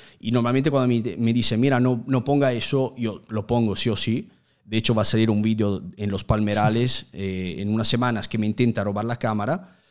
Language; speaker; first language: Spanish; non-native, fluent; Italian